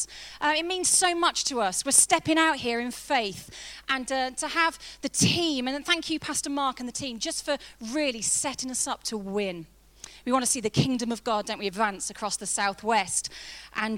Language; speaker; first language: English; native; English